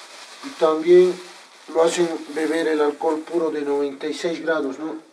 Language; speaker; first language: Spanish; native; Spanish